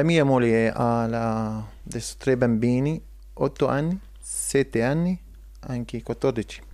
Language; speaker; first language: Italian; non-native, learner; Arabic